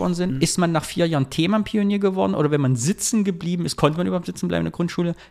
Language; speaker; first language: German; native; German